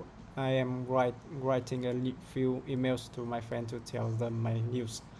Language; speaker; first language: English; non-native, learner; Vietnamese